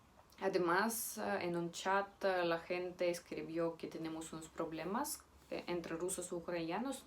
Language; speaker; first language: Spanish; non-native, fluent; Russian